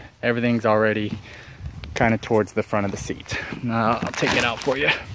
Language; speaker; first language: English; native; English